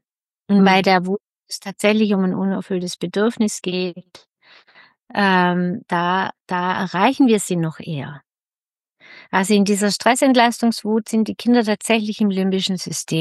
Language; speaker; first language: German; native; German